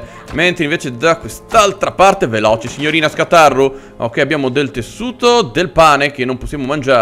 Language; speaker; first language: Italian; native; Italian